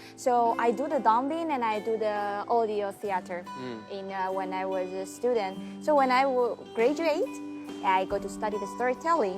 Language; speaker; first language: English; non-native, learner; Chinese